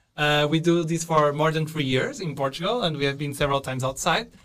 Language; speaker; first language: English; non-native, fluent; Portuguese